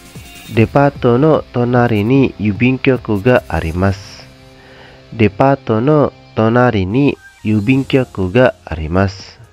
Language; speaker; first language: Japanese; non-native, fluent; Indonesian